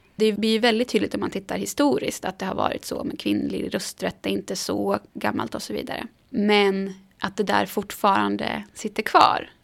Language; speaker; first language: Swedish; native; Swedish